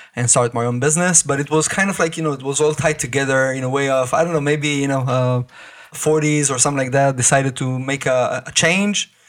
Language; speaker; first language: English; non-native, fluent; Hebrew